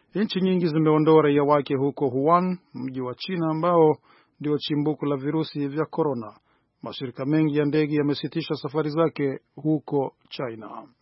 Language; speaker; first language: Swahili; non-native, local second language; Rundi